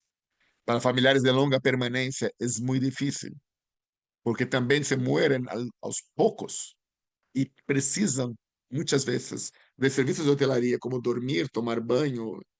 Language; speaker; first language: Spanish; non-native, learner; Portuguese